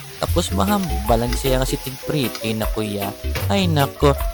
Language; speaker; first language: Filipino; native; Filipino